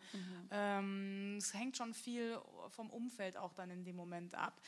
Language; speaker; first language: German; native; German